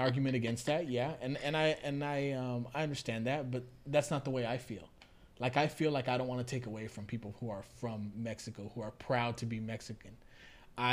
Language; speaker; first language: English; early bilingual, other home language; Spanish